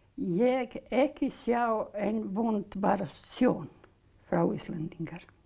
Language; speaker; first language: Icelandic; non-native, learner; Serbian